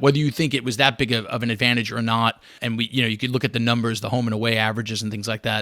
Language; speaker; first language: English; native; English